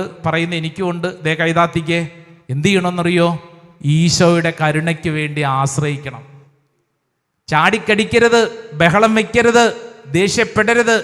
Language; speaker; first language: Malayalam; native; Malayalam